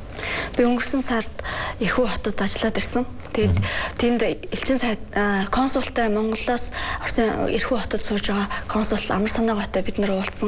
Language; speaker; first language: Mongolian; native; Mongolian